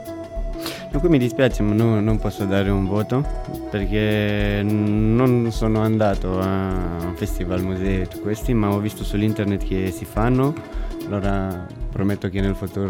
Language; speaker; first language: Italian; non-native, fluent; Romanian